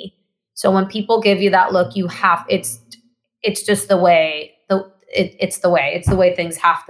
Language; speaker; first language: English; non-native, fluent; Spanish